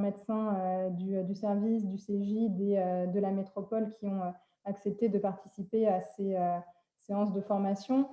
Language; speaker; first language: French; native; French